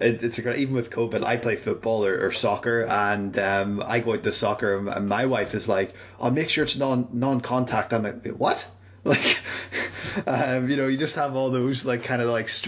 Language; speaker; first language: English; native; English